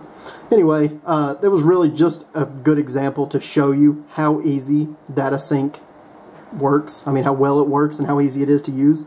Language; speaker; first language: English; native; English